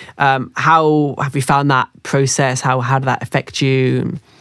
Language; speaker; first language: English; native; English